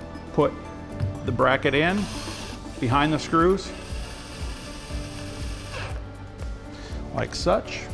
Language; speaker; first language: English; native; English